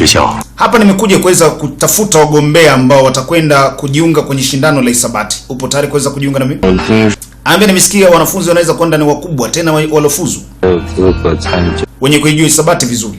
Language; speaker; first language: Swahili; native; Swahili